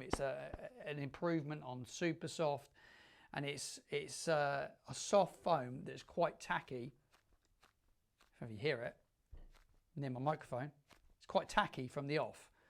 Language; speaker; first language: English; native; English